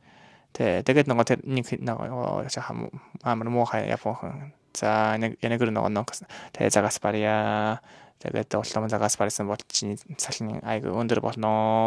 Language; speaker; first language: Mongolian; non-native, learner; Japanese